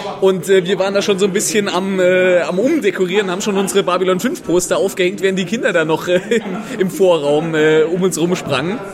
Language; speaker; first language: German; native; German